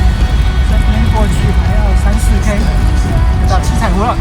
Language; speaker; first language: Chinese; native; Chinese